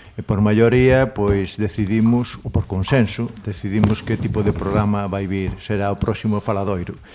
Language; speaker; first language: Galician; non-native, local second language; Spanish